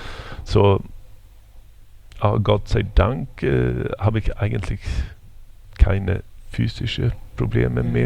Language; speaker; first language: German; non-native, fluent; Swedish